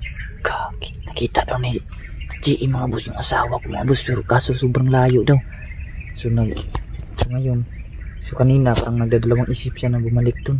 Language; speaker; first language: Filipino; non-native, local second language; Cebuano